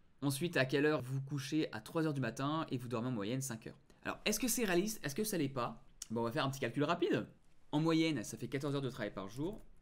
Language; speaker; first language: French; native; French